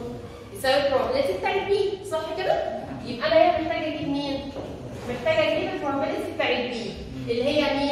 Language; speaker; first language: Arabic; native; Arabic